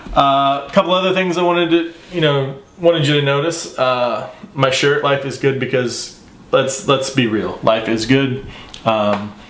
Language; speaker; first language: English; native; English